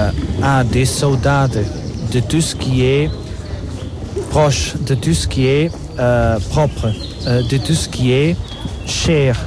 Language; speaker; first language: French; non-native, fluent; Portuguese